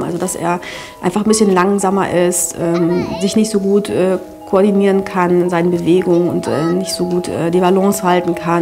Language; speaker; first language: German; native; German